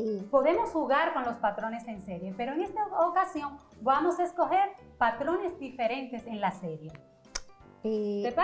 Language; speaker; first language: Spanish; native; Spanish